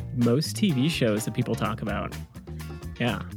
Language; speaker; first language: English; early bilingual, other home language; Arabic